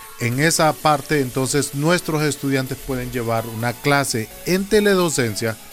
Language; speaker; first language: Spanish; native; Spanish